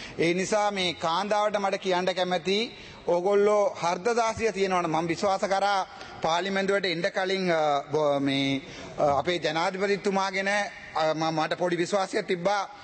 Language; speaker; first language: Sinhala; non-native, local second language; Tamil